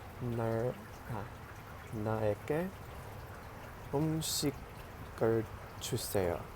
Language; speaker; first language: Korean; non-native, learner; English